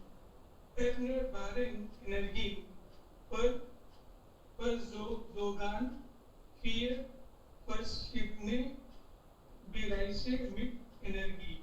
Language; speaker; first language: German; non-native, learner; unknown